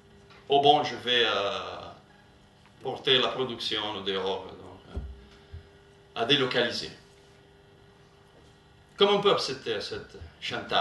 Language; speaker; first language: French; non-native, learner; Italian